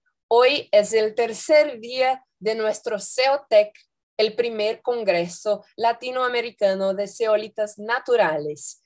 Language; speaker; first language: Spanish; non-native, fluent; Portuguese